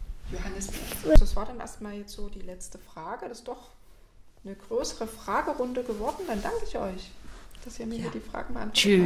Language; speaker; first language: German; native; German